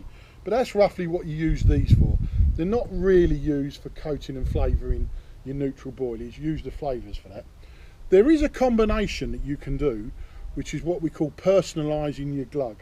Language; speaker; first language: English; native; English